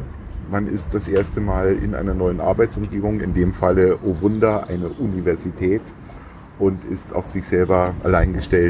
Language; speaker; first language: German; native; German